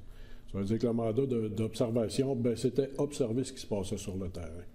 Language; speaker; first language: French; native; French